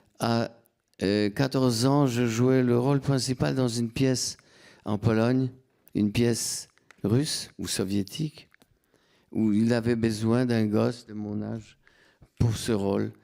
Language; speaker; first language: French; non-native, fluent; Polish